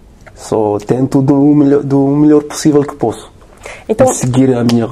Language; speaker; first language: Portuguese; non-native, learner; French